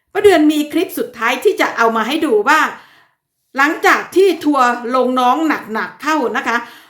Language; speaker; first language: Thai; native; Thai